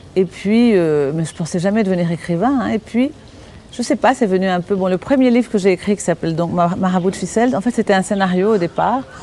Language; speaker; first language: French; native; French